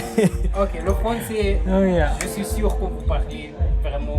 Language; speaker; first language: French; non-native, learner; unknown